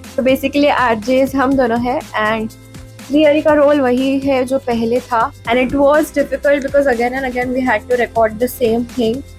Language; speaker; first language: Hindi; native; Hindi